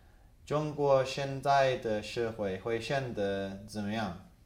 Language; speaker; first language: Chinese; non-native, fluent; English